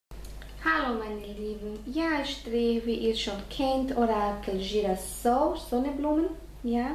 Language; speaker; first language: German; non-native, fluent; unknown